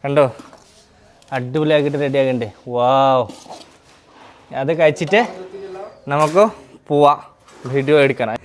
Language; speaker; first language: Malayalam; non-native, learner; Bangla